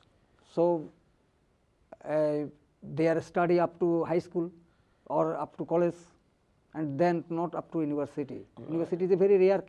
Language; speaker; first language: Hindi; non-native, learner; Bangla